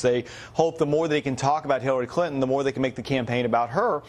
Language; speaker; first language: English; native; English